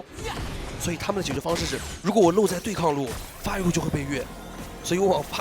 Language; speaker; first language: Chinese; native; Chinese